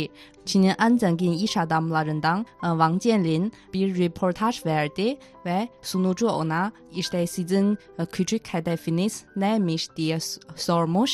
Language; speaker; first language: Turkish; non-native, fluent; Chinese